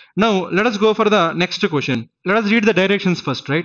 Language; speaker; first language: English; non-native, local second language; Telugu